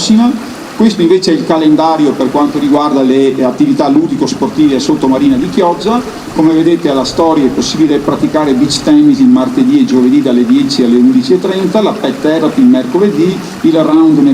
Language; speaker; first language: Italian; native; Italian